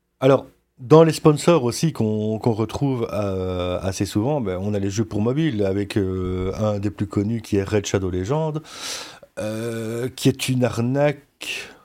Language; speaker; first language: French; native; French